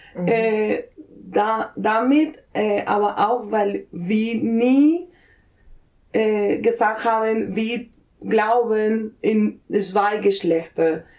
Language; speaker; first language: German; non-native, fluent; Spanish